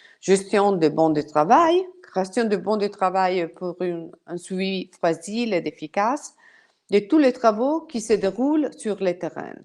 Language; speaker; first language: French; non-native, fluent; Italian